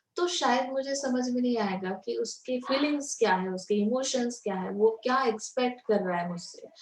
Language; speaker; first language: Hindi; non-native, local second language; Marathi